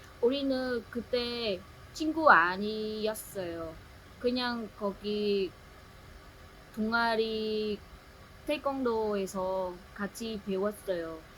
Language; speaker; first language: Korean; non-native, learner; Vietnamese